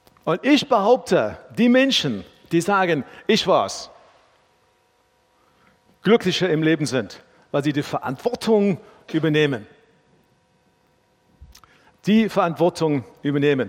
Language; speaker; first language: German; non-native, fluent; English